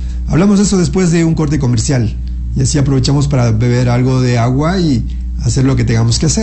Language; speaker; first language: Spanish; native; Spanish